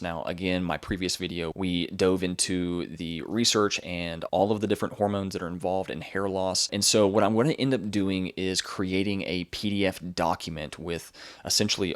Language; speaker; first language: English; native; English